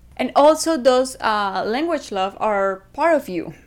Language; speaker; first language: English; non-native, fluent; Spanish